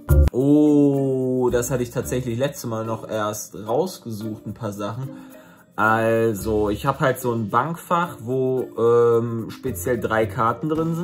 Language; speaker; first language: German; native; German